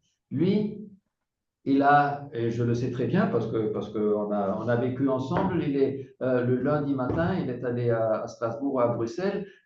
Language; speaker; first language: French; non-native, fluent; German